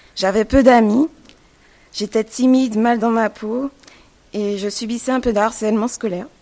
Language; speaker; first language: French; native; French